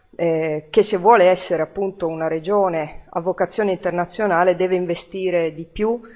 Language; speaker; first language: Italian; native; Italian